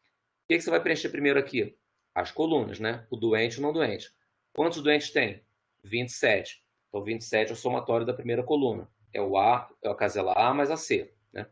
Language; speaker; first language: Portuguese; native; Portuguese